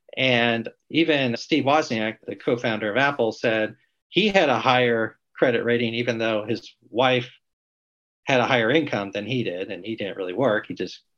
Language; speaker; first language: English; native; English